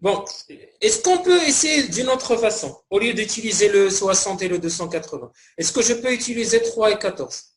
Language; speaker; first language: French; non-native, local second language; Arabic